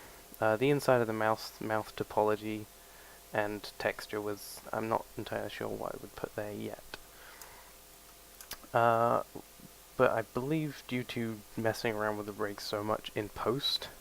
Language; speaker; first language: English; native; English